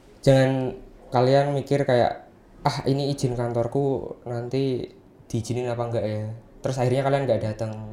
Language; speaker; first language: Indonesian; native; Indonesian